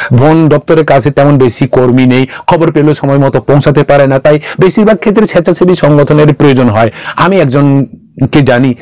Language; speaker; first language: Bangla; non-native, local second language; Kok Borok